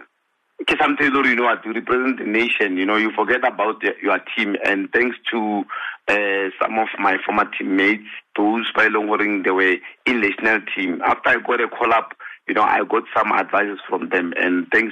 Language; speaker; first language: English; non-native, local second language; Northern Sotho